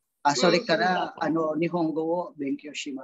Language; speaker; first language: Japanese; non-native, learner; Filipino